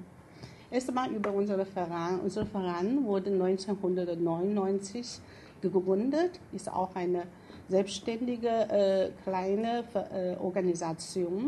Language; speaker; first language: German; non-native, fluent; Chinese